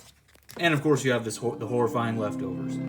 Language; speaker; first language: English; native; English